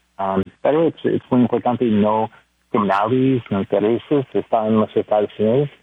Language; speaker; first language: Spanish; non-native, learner; English